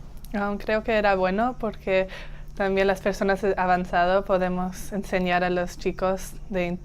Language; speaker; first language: Spanish; early bilingual, heritage; Spanish